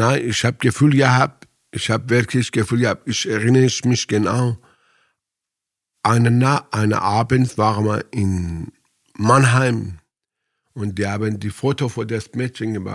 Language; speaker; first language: German; non-native, fluent; Persian